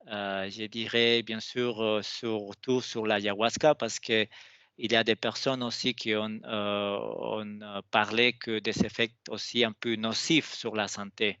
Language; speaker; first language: French; non-native, fluent; Spanish